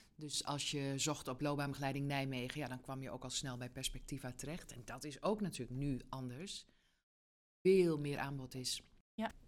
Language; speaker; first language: Dutch; native; Dutch